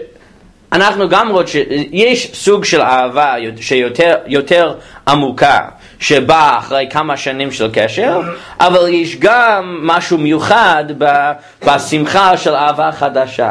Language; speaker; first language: Hebrew; non-native, fluent; English